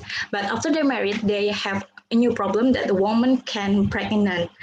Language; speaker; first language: English; non-native, learner; Indonesian